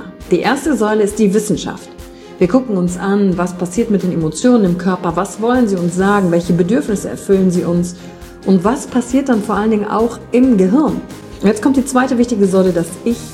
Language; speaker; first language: German; native; German